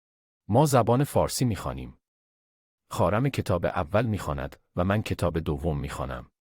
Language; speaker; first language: Persian; non-native, fluent; Urdu